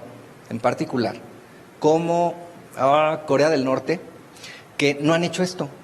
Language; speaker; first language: Spanish; native; Spanish